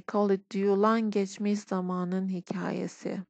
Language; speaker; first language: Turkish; non-native, fluent; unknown